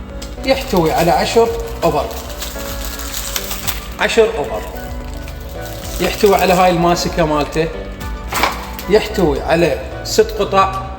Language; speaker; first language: Arabic; native; Arabic